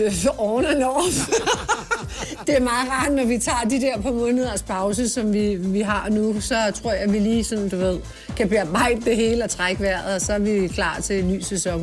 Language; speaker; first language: Danish; native; Danish